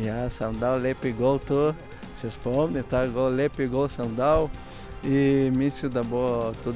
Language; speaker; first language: Slovenian; non-native, fluent; Portuguese